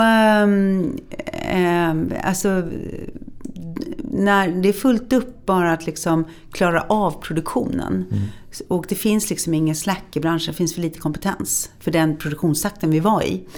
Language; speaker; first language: Swedish; native; Swedish